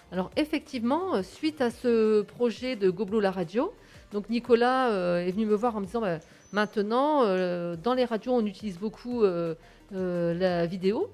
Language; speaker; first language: French; native; French